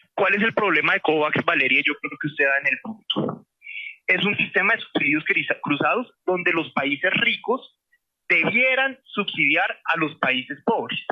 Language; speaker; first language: Spanish; native; Spanish